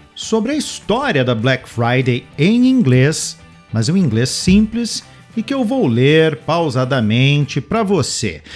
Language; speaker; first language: Portuguese; native; Portuguese